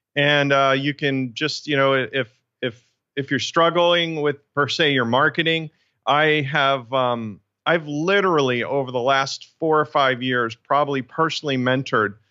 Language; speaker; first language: English; native; English